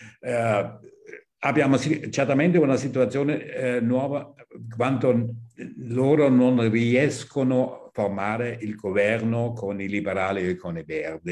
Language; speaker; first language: Italian; non-native, fluent; German